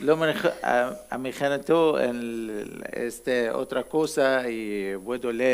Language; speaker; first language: Spanish; non-native, learner; Arabic